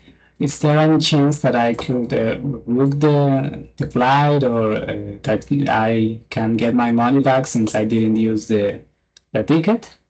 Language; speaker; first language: English; non-native, fluent; Spanish